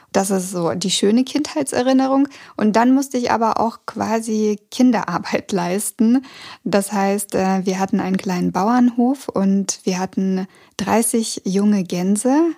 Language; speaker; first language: German; early bilingual, other home language; Russian